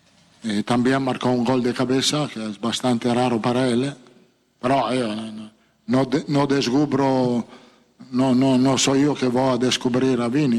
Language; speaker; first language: Portuguese; non-native, fluent; Italian